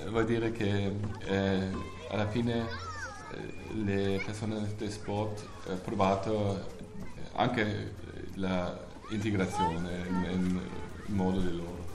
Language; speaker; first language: Italian; non-native, learner; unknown